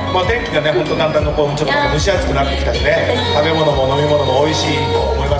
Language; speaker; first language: Japanese; native; Japanese